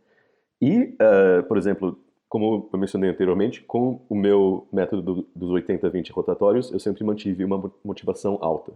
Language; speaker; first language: Portuguese; native; Portuguese